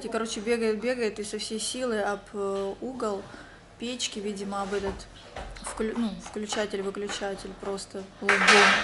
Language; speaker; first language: Russian; native; Russian